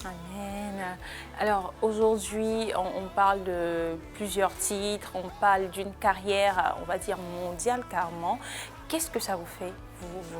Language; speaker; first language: French; native; French